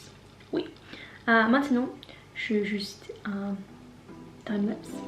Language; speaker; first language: French; non-native, learner; Norwegian